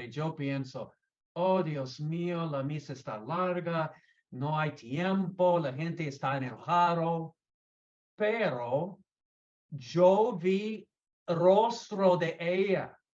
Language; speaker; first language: Spanish; non-native, learner; English